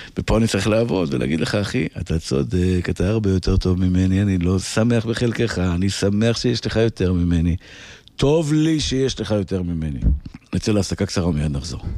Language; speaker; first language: Hebrew; native; Hebrew